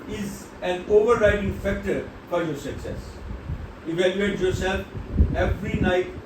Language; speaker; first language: English; non-native, local second language; Urdu